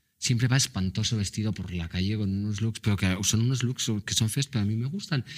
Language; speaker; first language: Spanish; native; Spanish